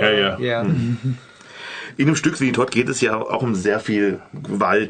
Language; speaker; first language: German; native; German